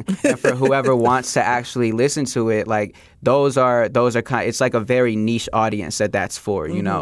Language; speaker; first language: English; native; English